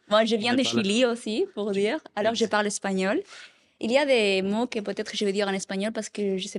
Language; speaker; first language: French; non-native, learner; Spanish